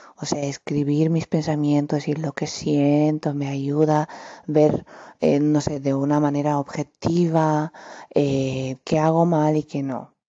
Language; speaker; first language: Spanish; non-native, fluent; Romanian